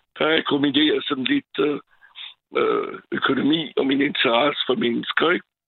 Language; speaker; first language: Danish; non-native, fluent; French